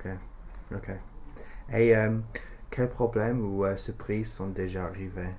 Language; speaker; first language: French; non-native, fluent; English